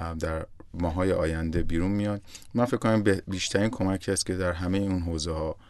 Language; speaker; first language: Persian; native; Persian